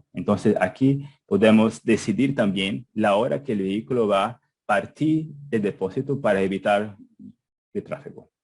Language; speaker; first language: Spanish; non-native, fluent; Portuguese